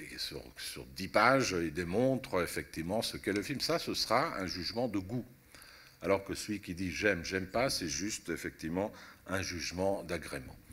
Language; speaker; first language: French; early bilingual, other home language; Italian